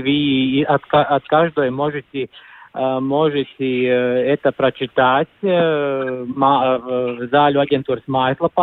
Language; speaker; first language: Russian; non-native, local second language; Latvian